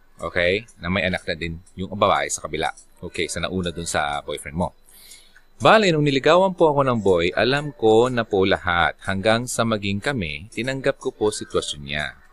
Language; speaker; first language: Filipino; non-native, local second language; Bikol